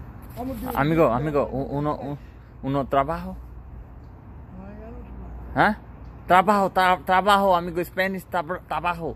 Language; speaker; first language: Spanish; non-native, learner; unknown